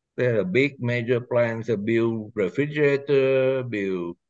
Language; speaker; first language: English; non-native, fluent; Vietnamese